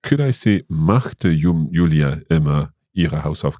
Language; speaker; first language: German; non-native, learner; English